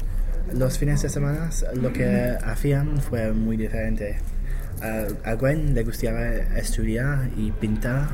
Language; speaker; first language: Spanish; non-native, learner; English